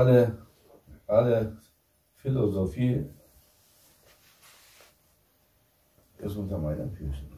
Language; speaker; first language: German; non-native, fluent; Turkish